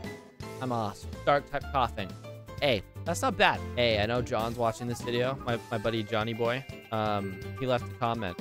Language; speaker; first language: English; native; English